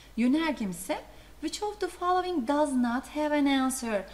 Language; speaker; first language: English; non-native, fluent; Turkish